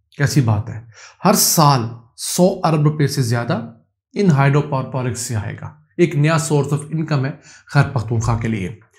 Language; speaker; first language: Urdu; native; Urdu